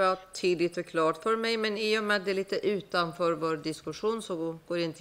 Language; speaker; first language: Swedish; non-native, fluent; Persian